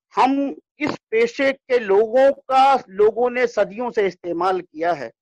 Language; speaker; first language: Hindi; native; Hindi